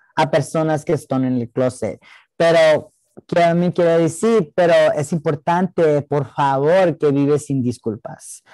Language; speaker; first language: Spanish; early bilingual, heritage; Spanish